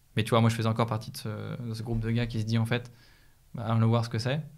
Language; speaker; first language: French; native; French